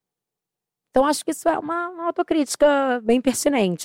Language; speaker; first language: Portuguese; native; Portuguese